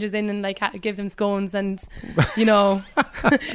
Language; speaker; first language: English; native; English